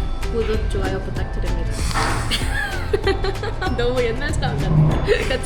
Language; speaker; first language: Korean; non-native, fluent; Spanish